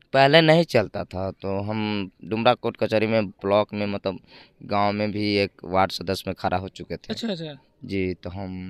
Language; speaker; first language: Hindi; native; Hindi